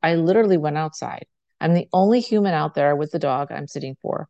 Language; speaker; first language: English; native; English